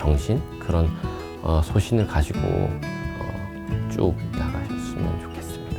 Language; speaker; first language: Korean; native; Korean